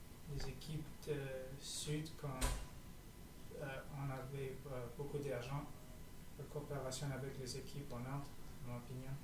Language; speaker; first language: French; non-native, learner; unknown